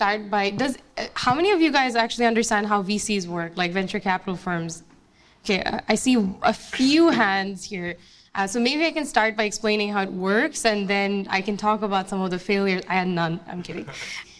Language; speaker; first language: English; non-native, local second language; Bangla